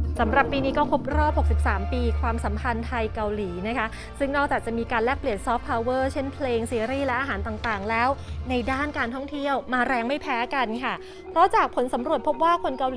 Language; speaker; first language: Thai; native; Thai